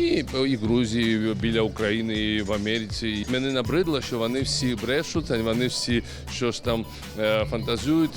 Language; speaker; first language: Ukrainian; non-native, learner; Georgian